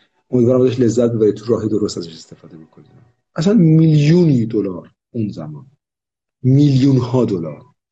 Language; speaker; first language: Persian; native; Persian